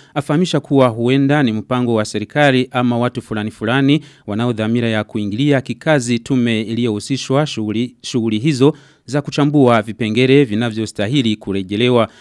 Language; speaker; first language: Swahili; non-native, local second language; Rundi